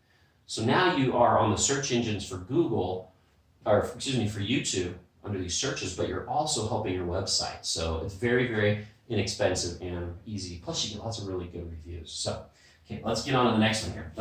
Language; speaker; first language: English; native; English